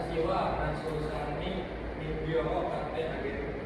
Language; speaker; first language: Japanese; non-native, learner; Indonesian